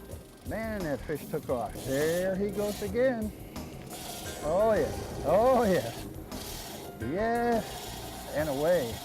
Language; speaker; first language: English; native; English